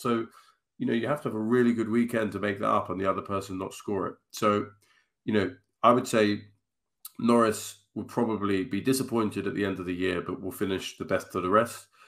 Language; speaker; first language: English; native; English